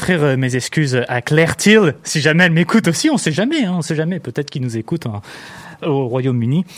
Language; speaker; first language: French; native; French